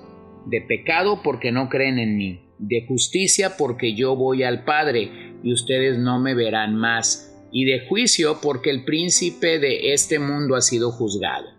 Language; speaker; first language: Spanish; native; Spanish